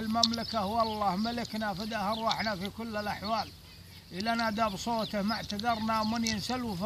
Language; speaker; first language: Arabic; native; Arabic